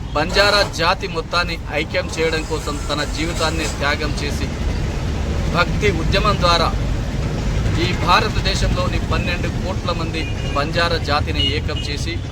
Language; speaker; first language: Telugu; non-native, local second language; Lambadi